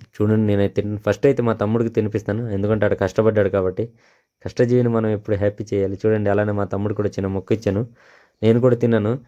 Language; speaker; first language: Telugu; non-native, local second language; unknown